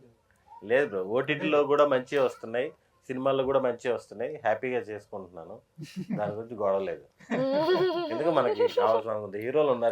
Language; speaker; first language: Telugu; native; Telugu